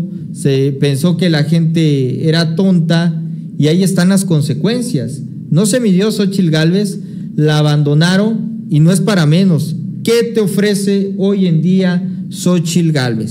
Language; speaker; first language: Spanish; native; Spanish